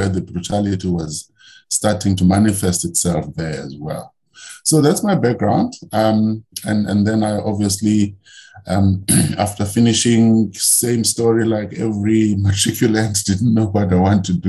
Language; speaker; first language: English; non-native, local second language; Xhosa